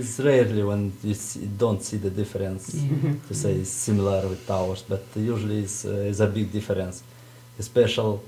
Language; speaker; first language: English; non-native, fluent; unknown